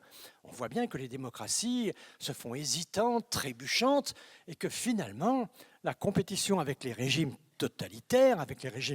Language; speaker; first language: French; native; French